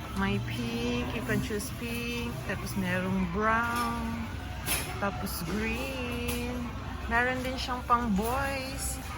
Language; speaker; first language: Filipino; native; Filipino